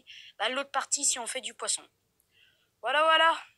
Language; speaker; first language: French; native; French